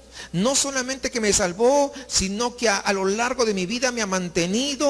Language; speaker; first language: Spanish; native; Spanish